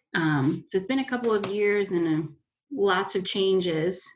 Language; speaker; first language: English; native; English